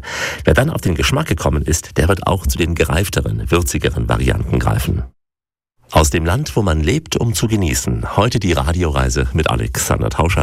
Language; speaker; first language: German; native; German